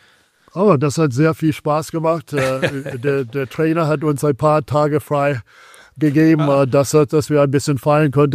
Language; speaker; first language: German; non-native, fluent; English